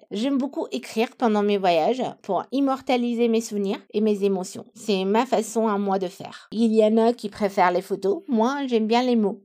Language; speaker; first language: French; non-native, fluent; Romanian